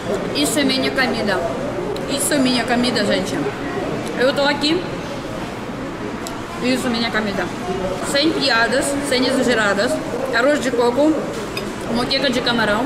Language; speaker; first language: Portuguese; non-native, learner; Russian